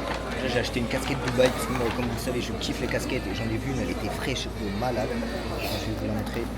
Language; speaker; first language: French; native; French